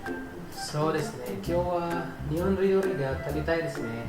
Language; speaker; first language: Japanese; non-native, fluent; Filipino